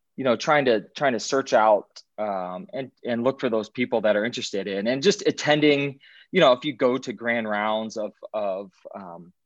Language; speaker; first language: English; native; English